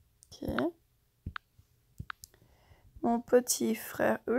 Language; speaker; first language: French; non-native, fluent; English